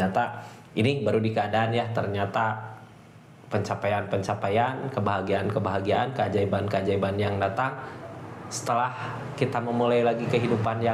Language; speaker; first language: Indonesian; native; Indonesian